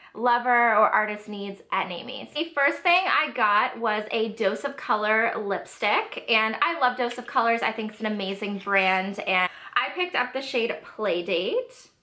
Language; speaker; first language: English; native; English